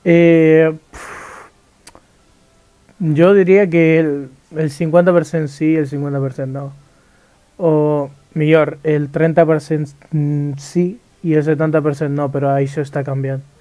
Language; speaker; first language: Catalan; early bilingual, other home language; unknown